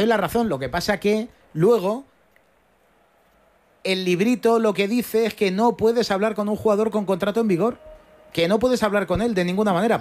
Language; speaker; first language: Spanish; native; Spanish